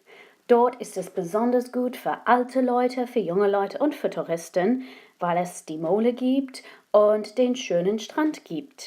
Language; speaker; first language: German; non-native, fluent; English